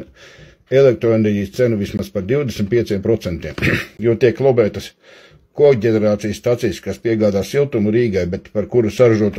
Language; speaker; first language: Latvian; native; Latvian